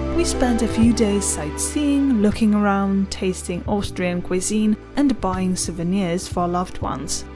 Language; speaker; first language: English; non-native, fluent; Czech